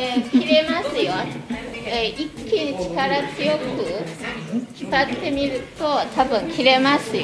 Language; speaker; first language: Japanese; non-native, fluent; Chinese